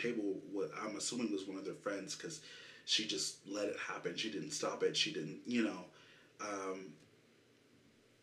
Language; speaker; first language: English; native; English